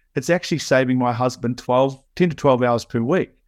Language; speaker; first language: English; native; English